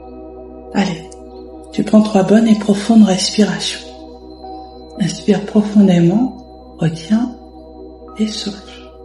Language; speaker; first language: French; native; French